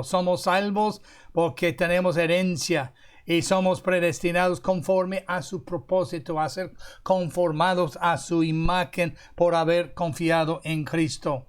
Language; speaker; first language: Spanish; non-native, fluent; English